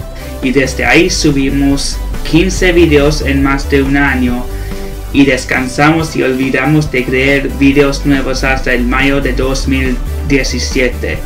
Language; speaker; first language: Spanish; non-native, learner; English